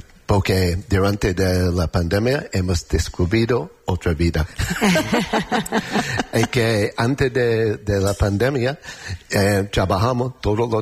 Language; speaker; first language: Spanish; non-native, learner; English